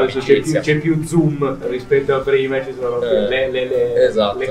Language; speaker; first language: Italian; native; Italian